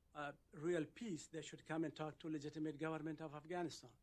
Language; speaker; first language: English; non-native, fluent; Persian